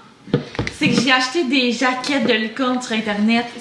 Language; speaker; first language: French; native; French